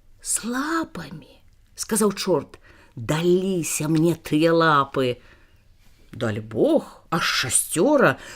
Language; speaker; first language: Belarusian; native; Belarusian